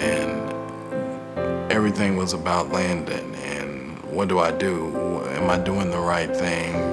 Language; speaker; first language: English; native; English